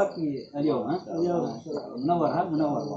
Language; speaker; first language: Arabic; non-native, fluent; Indonesian